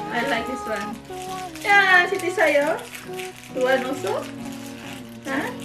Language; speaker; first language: English; non-native, learner; Filipino